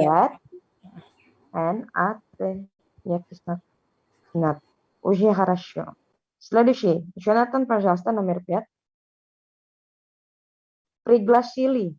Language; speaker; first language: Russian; non-native, fluent; Indonesian